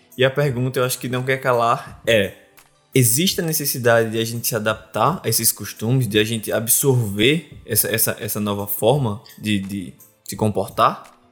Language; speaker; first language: Portuguese; native; Portuguese